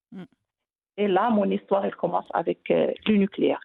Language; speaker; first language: French; non-native, local second language; Arabic